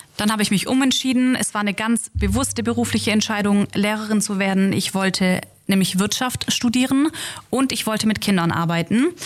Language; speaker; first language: German; native; German